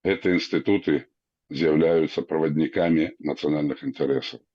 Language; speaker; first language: Belarusian; non-native, local second language; Russian